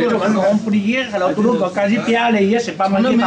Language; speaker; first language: Russian; non-native, learner; Chinese